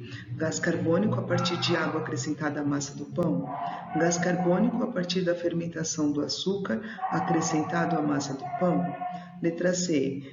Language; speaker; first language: Portuguese; native; Portuguese